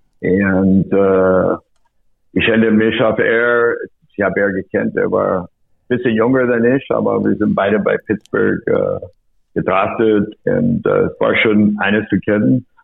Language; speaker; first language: German; non-native, learner; English